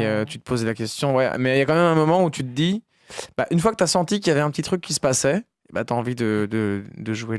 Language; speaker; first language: French; native; French